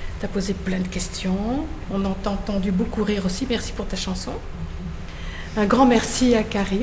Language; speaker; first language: French; native; French